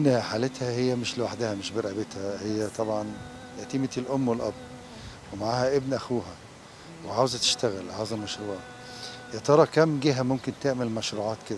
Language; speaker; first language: Arabic; native; Arabic